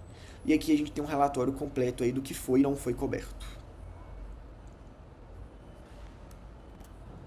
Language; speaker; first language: Portuguese; native; Portuguese